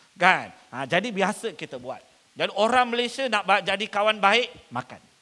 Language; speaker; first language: Malay; non-native, local second language; Tamil